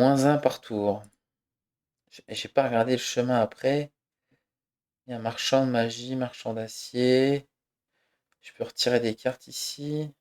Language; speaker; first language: French; native; French